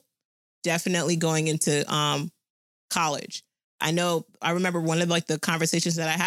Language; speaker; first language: English; native; English